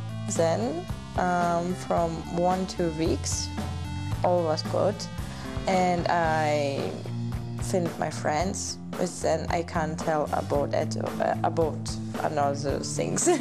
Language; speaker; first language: English; non-native, learner; German